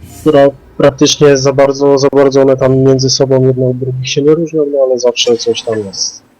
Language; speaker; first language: Polish; native; Polish